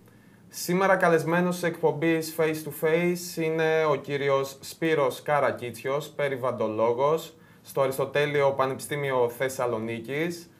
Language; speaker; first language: Greek; native; Greek